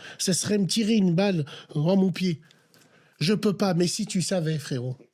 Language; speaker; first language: French; early bilingual, other home language; Arabic